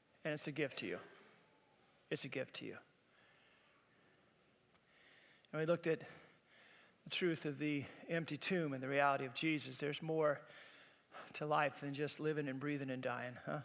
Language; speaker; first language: English; native; English